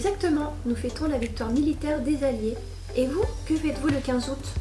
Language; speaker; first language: French; native; French